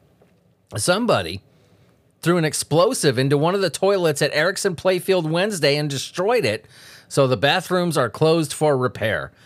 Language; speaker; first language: English; native; English